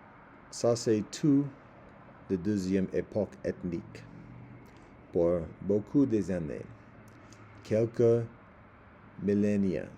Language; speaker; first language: French; non-native, learner; English